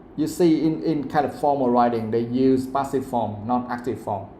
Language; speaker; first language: English; non-native, fluent; Vietnamese